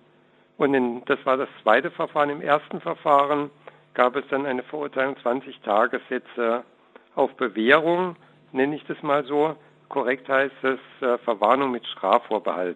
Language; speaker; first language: German; native; German